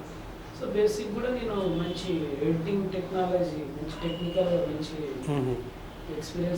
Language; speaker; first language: Telugu; native; Telugu